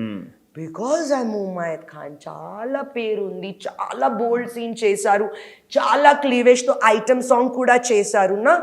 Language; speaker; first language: Telugu; non-native, learner; Hindi